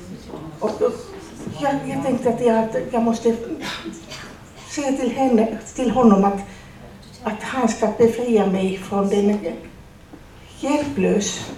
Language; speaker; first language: Swedish; non-native, fluent; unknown